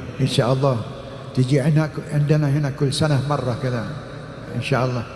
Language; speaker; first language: Arabic; non-native, fluent; Indonesian